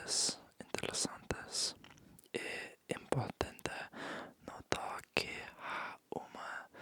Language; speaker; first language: Portuguese; non-native, learner; English